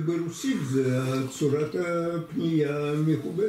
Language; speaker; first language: Hebrew; non-native, fluent; Russian